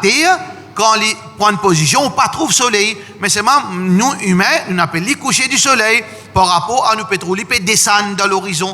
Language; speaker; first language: French; non-native, learner; Morisyen